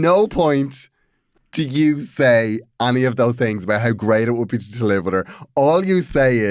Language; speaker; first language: English; native; English